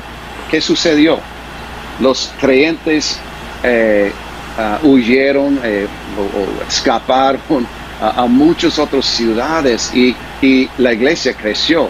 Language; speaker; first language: Spanish; non-native, fluent; English